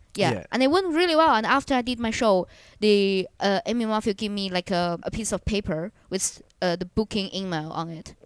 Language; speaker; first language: English; non-native, fluent; Chinese